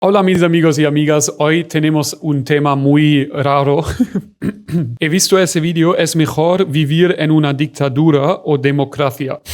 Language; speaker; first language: Spanish; non-native, fluent; German